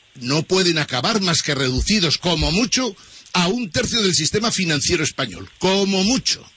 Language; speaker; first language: Spanish; native; Spanish